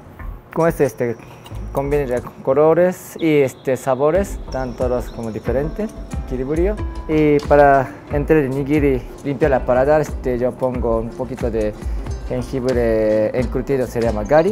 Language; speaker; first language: Spanish; non-native, learner; Japanese